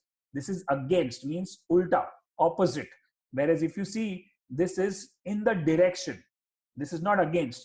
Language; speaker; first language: English; non-native, local second language; Hindi